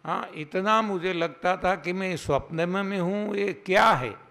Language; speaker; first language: Hindi; non-native, local second language; Gujarati